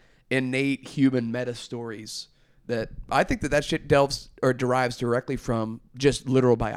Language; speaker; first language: English; native; English